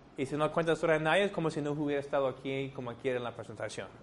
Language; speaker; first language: Spanish; non-native, fluent; English